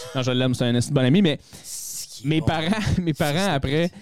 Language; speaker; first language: French; native; French